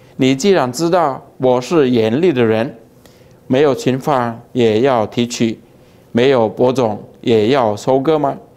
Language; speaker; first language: Chinese; early bilingual, heritage; Chinese